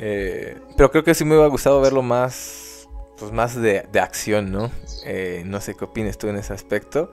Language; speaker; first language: Spanish; native; Spanish